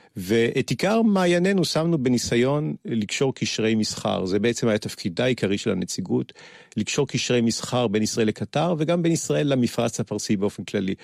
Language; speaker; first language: Hebrew; early bilingual, other home language; French